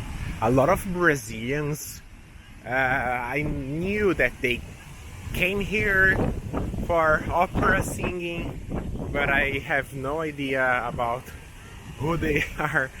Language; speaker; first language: English; non-native, local second language; Portuguese